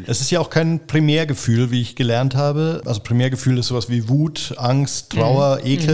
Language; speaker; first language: German; native; German